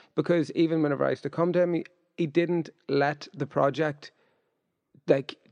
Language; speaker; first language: English; native; English